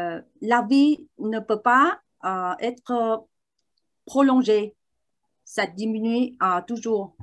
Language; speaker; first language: French; non-native, learner; Vietnamese